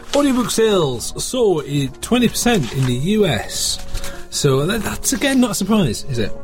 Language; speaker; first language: English; native; English